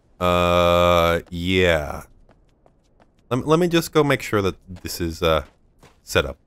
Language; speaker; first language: English; native; English